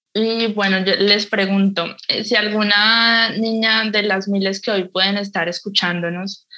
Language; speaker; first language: Spanish; native; Spanish